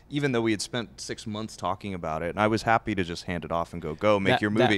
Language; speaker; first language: English; native; English